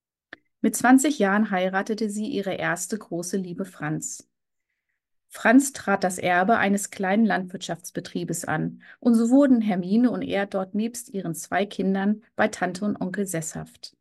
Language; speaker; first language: German; native; German